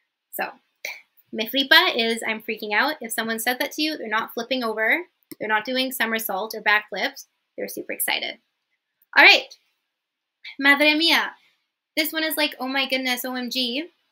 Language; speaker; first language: English; native; English